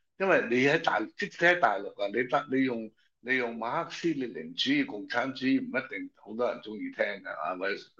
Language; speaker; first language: Cantonese; native; Cantonese